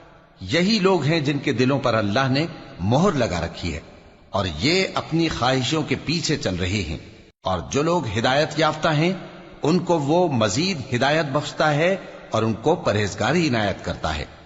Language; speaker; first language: Urdu; native; Urdu